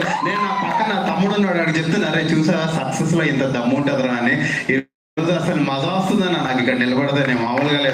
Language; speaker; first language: Telugu; native; Telugu